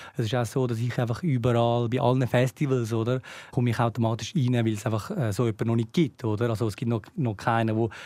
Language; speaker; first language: German; early bilingual, other home language; Tamil